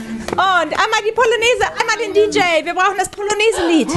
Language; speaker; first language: German; native; German